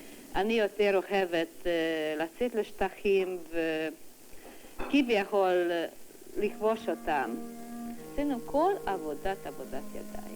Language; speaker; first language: Hebrew; non-native, fluent; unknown